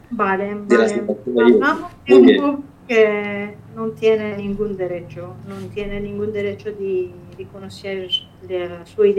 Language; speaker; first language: Spanish; non-native, fluent; Kurdish